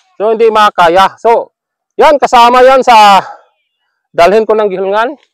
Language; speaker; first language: Filipino; non-native, local second language; Cebuano